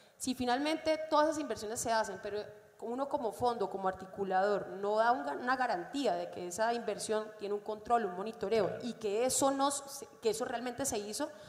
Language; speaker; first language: Spanish; native; Spanish